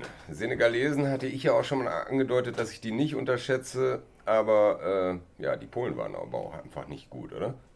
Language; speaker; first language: German; native; German